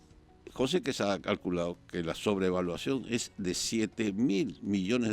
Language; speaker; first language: Spanish; native; Spanish